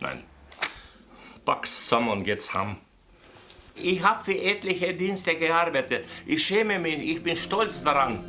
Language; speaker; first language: German; non-native, fluent; Croatian